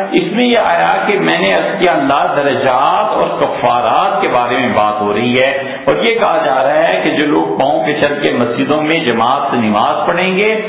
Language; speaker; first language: Urdu; native; Urdu